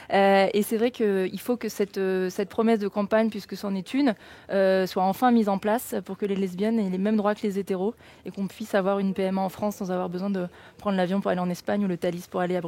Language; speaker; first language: French; native; French